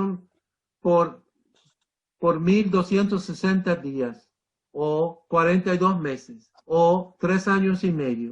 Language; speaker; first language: Spanish; non-native, fluent; English